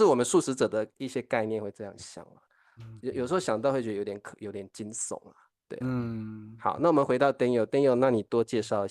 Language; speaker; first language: Chinese; native; Chinese